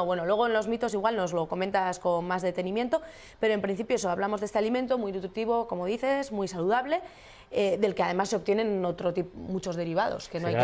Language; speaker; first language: Spanish; native; Spanish